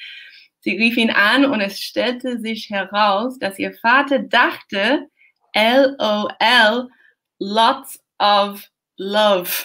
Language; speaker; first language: German; non-native, fluent; English